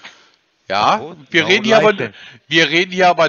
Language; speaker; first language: German; native; German